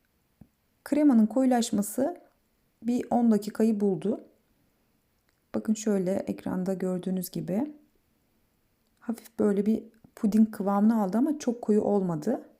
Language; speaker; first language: Turkish; native; Turkish